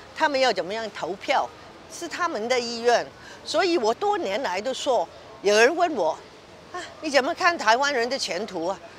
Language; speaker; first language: Chinese; non-native, local second language; Cantonese